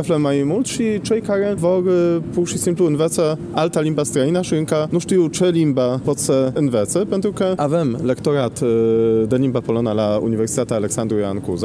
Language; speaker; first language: Romanian; non-native, fluent; Polish